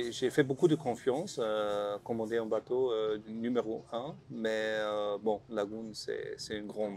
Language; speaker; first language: French; non-native, learner; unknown